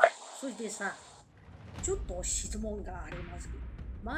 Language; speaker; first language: Japanese; non-native, learner; Chinese